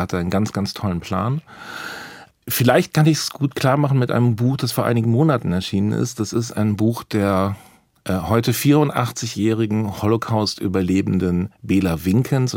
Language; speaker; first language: German; native; German